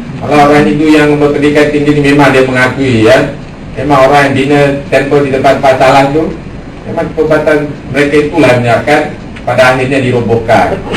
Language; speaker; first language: Malay; non-native, local second language; Tamil